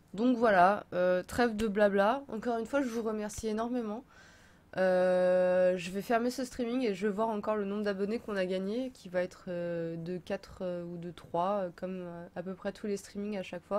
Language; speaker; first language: French; native; French